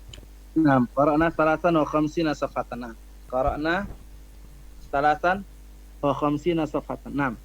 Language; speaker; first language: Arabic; non-native, fluent; Indonesian